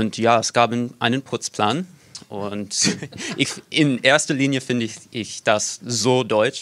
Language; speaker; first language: German; non-native, fluent; English